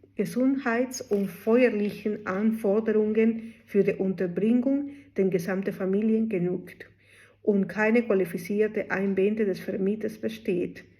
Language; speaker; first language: German; non-native, fluent; Spanish